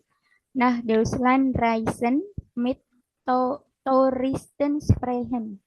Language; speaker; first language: German; non-native, learner; Indonesian